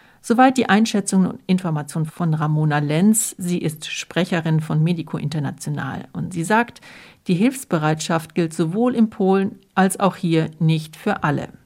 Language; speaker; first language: German; native; German